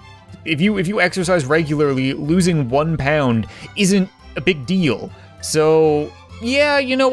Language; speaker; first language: English; native; English